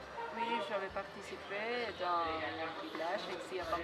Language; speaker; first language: French; non-native, learner; Spanish